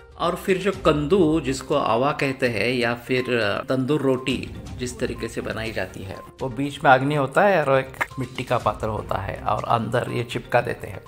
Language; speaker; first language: Hindi; non-native, local second language; Marathi